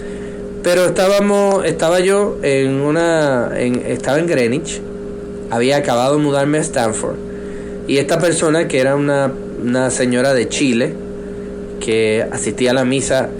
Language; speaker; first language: Spanish; native; Spanish